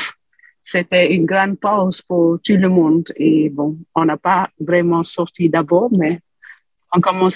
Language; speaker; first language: French; non-native, fluent; English